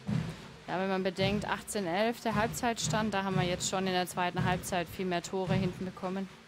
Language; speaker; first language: German; native; German